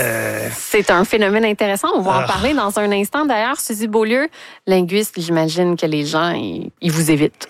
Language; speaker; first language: French; native; French